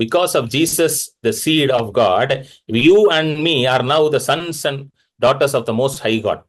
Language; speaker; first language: English; non-native, local second language; Tamil